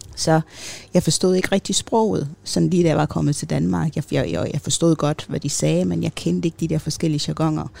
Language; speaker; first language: Danish; early bilingual, other home language; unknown